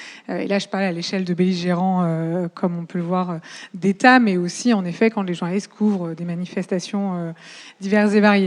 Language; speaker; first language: French; native; French